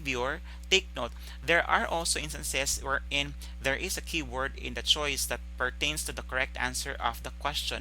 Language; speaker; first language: English; non-native, local second language; Filipino